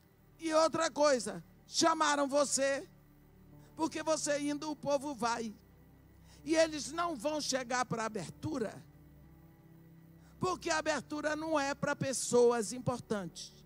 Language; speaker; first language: Portuguese; native; Portuguese